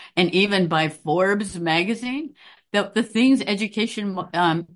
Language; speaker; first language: English; native; English